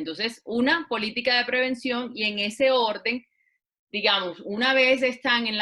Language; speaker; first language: Spanish; native; Spanish